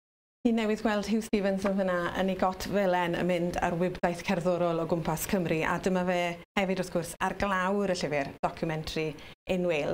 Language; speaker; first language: Welsh; native; Welsh